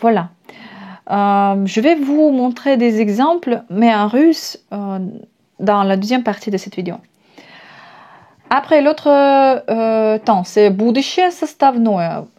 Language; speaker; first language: French; non-native, fluent; Russian